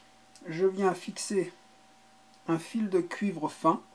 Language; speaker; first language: French; native; French